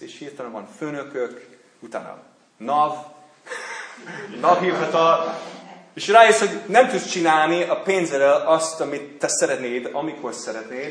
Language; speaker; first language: Hungarian; non-native, learner; English